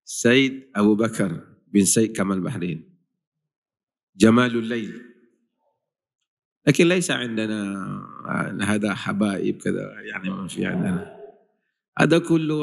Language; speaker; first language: Arabic; non-native, fluent; Malay